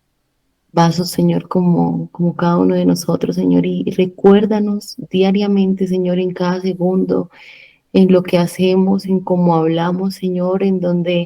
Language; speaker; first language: Spanish; native; Spanish